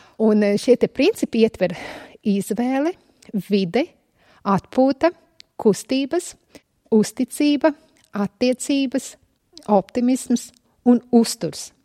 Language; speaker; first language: Latvian; native; Latvian